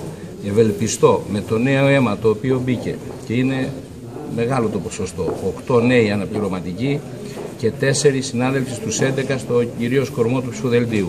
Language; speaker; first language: Greek; native; Greek